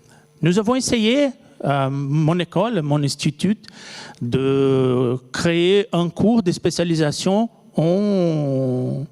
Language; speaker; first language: French; non-native, fluent; Portuguese